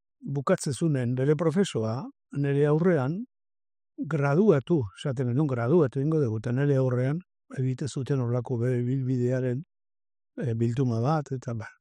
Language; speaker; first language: Basque; native; Basque